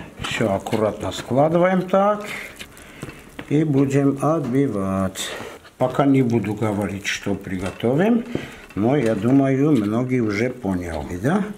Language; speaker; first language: Russian; non-native, fluent; Armenian